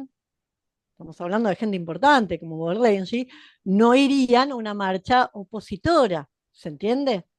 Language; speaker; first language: Spanish; native; Spanish